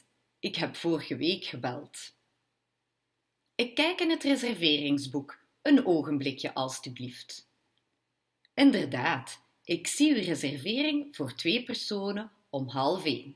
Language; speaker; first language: Dutch; non-native, local second language; French